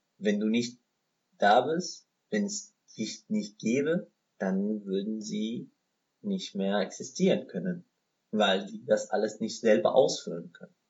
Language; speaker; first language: German; non-native, fluent; Arabic